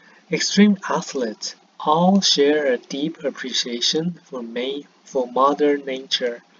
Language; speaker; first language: English; non-native, fluent; Chinese